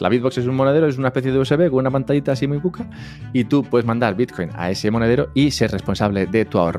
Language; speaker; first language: Spanish; native; Spanish